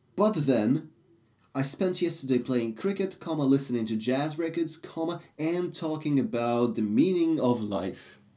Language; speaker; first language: English; non-native, fluent; Russian